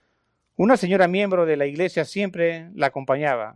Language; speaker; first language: Spanish; native; Spanish